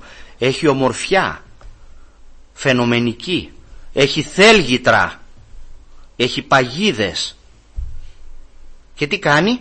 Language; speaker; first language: Greek; native; Greek